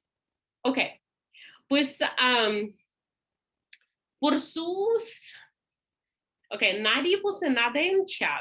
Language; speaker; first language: Spanish; non-native, fluent; English